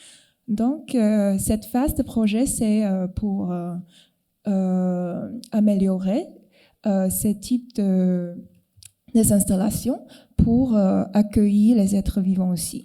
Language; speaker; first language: French; non-native, fluent; Cantonese